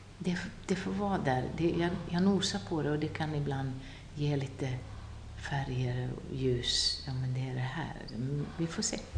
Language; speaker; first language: Swedish; non-native, local second language; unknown